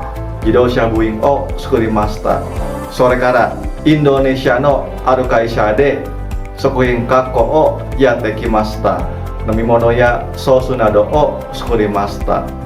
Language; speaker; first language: Japanese; non-native, learner; Indonesian